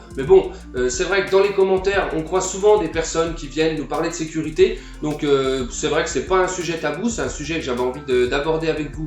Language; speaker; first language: French; native; French